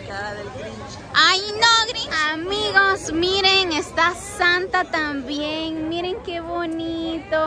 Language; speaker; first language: Spanish; native; Spanish